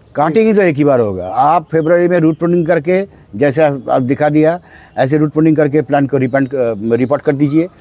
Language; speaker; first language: Hindi; non-native, local second language; Bangla